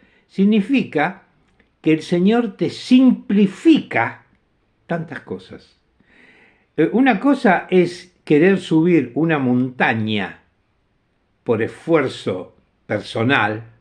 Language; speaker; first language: Spanish; non-native, fluent; Italian